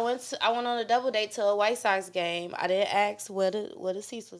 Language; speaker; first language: English; native; English